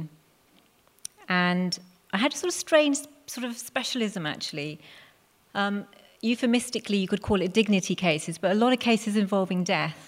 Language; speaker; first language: English; non-native, local second language; Punjabi